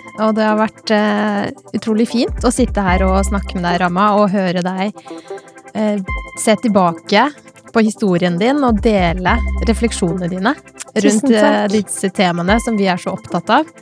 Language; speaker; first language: Norwegian; native; Norwegian